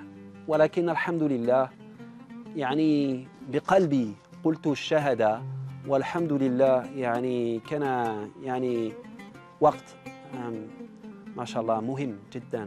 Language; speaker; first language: Arabic; non-native, fluent; French